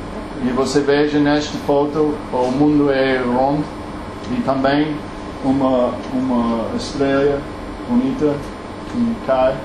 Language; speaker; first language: Portuguese; non-native, learner; English